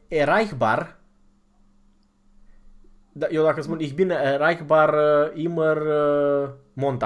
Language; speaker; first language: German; non-native, fluent; Romanian